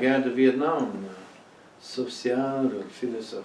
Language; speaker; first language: French; non-native, learner; English